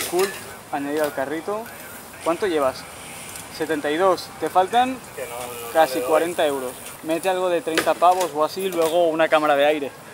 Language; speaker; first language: Spanish; native; Spanish